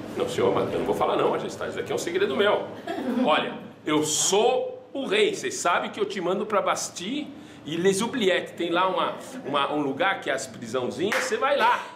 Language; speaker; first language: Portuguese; non-native, fluent; French